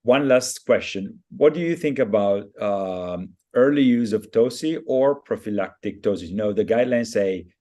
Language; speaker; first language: English; non-native, fluent; Italian